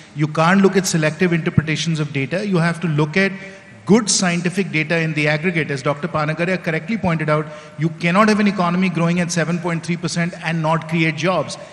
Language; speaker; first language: English; non-native, local second language; Hindi